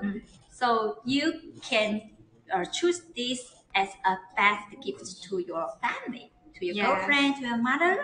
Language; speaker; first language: English; non-native, learner; Chinese